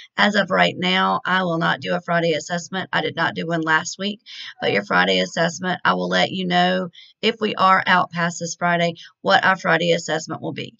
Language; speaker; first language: English; native; English